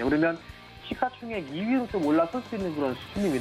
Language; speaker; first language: Korean; native; Korean